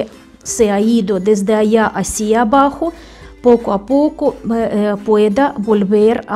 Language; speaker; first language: Spanish; non-native, fluent; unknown